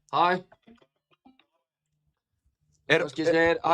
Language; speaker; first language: Icelandic; native; Icelandic